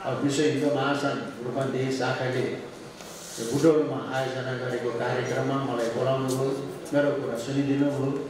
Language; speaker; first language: Nepali; native; Nepali